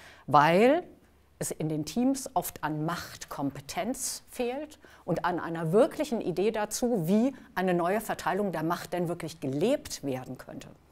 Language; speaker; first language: German; native; German